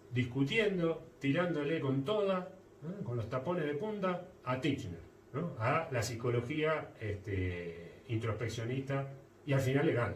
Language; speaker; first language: Spanish; native; Spanish